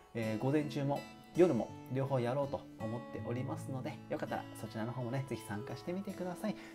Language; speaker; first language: Japanese; native; Japanese